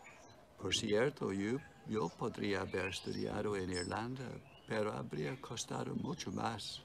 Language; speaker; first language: Spanish; non-native, learner; English